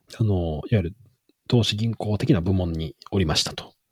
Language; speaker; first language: Japanese; native; Japanese